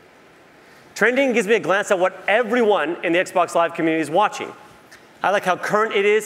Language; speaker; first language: English; native; English